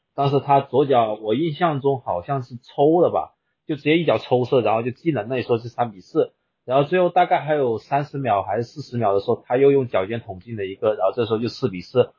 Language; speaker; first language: Chinese; native; Chinese